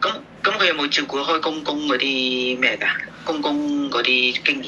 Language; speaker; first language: Cantonese; native; Cantonese